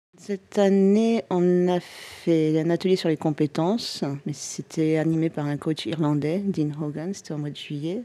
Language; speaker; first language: French; native; French